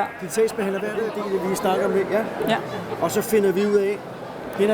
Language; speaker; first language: Danish; native; Danish